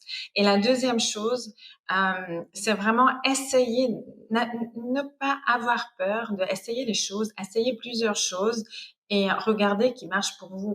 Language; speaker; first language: French; non-native, fluent; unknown